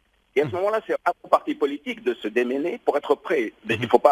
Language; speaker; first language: French; non-native, local second language; Arabic